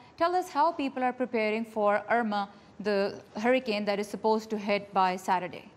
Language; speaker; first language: English; non-native, local second language; Urdu